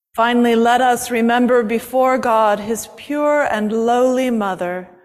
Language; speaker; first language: English; native; English